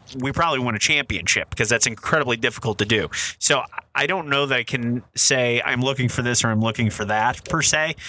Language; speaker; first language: English; native; English